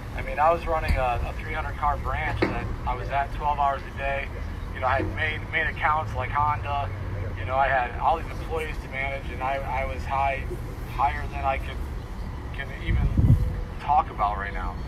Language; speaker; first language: English; native; English